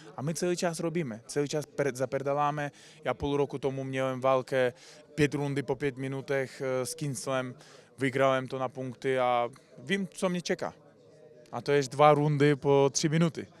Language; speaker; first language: Czech; non-native, learner; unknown